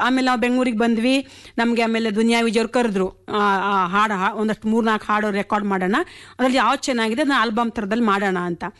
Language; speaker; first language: Kannada; non-native, local second language; Konkani